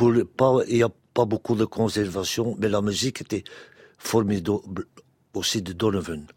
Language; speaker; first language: French; non-native, local second language; Dutch